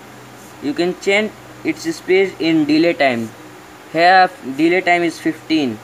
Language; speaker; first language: English; non-native, learner; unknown